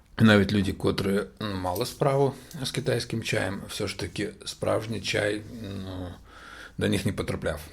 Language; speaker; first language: Ukrainian; non-native, local second language; Russian